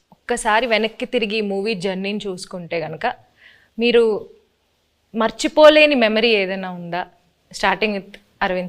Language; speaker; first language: Telugu; native; Telugu